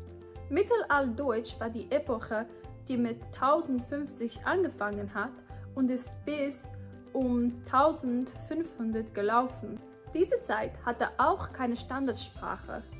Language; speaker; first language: German; non-native, fluent; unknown